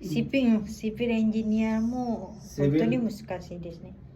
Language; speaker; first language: Japanese; non-native, learner; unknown